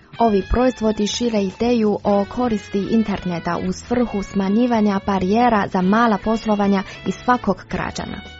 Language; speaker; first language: Croatian; non-native, fluent; Chinese